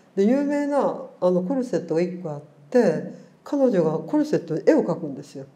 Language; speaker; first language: Japanese; native; Japanese